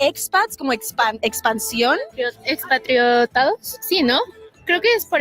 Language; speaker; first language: Spanish; native; Spanish